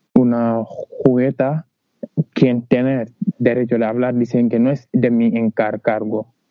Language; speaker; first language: Spanish; non-native, fluent; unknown